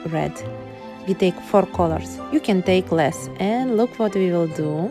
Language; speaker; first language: English; non-native, learner; Ukrainian